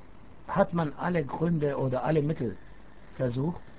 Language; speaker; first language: German; non-native, fluent; Arabic